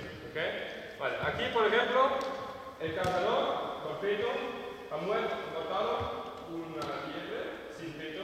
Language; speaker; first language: Spanish; non-native, learner; German